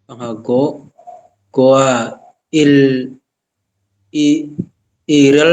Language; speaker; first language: Korean; non-native, learner; Indonesian